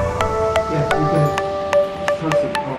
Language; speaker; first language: English; non-native, learner; Korean